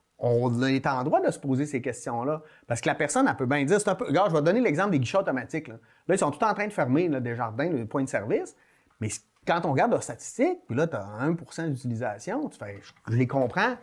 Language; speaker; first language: French; native; French